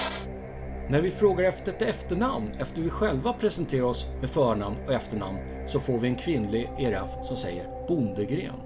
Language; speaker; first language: Swedish; native; Swedish